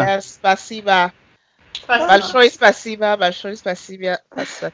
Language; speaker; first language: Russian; non-native, learner; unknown